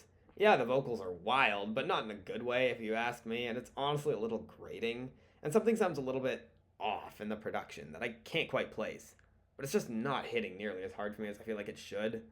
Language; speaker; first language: English; native; English